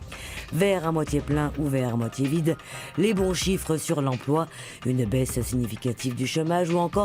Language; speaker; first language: French; native; French